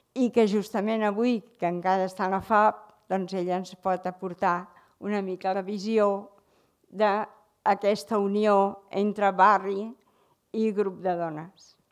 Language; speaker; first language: Catalan; native; Catalan